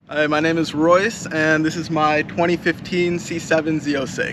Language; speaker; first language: English; native; English